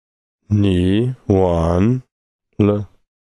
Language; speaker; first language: Chinese; non-native, learner; English